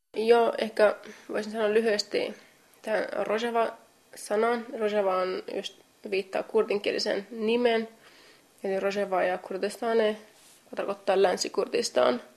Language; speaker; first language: Finnish; non-native, fluent; Kurdish